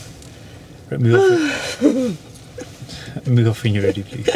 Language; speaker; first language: English; native; English